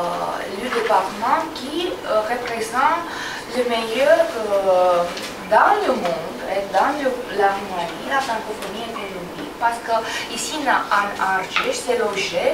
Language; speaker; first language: French; non-native, fluent; Romanian